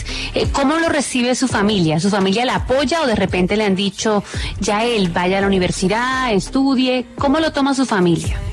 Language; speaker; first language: Spanish; native; Spanish